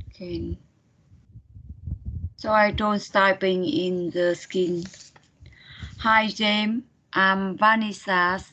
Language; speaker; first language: English; non-native, learner; Vietnamese